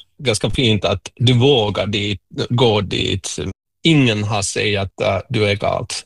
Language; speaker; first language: Swedish; non-native, local second language; Finnish